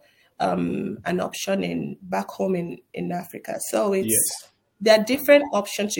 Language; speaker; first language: English; non-native, local second language; Yoruba